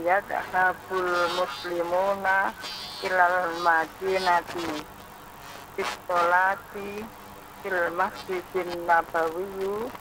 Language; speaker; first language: Arabic; non-native, learner; Indonesian